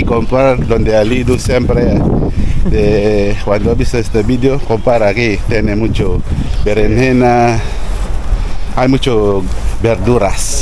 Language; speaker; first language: Spanish; non-native, learner; Filipino